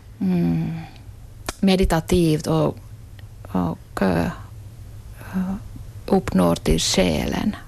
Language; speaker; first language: Swedish; non-native, local second language; Finnish